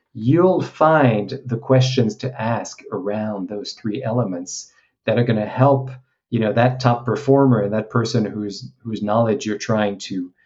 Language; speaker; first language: English; non-native, fluent; French